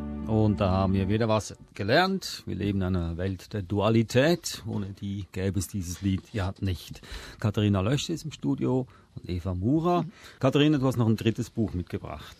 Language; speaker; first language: German; native; German